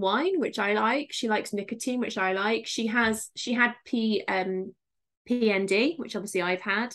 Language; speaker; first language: English; native; English